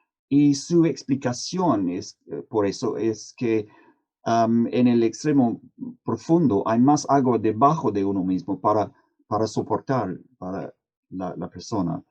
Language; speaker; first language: Spanish; non-native, fluent; English